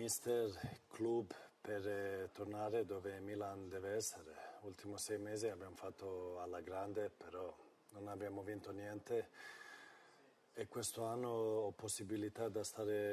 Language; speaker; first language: Italian; non-native, fluent; Swedish